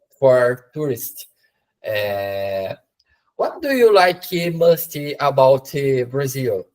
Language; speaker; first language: English; non-native, learner; Portuguese